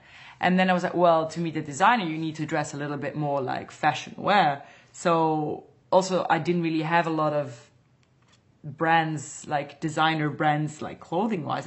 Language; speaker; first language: English; non-native, fluent; Dutch